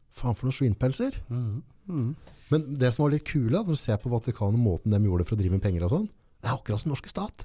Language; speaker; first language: Norwegian; native; Norwegian